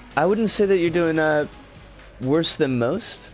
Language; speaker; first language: English; native; English